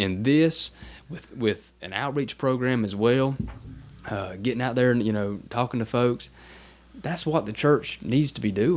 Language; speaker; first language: English; native; English